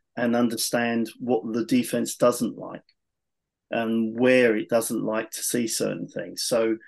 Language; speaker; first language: English; native; English